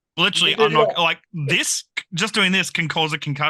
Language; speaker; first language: English; native; English